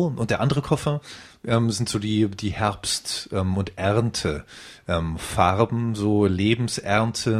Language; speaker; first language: German; native; German